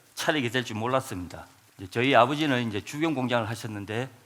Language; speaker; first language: Korean; native; Korean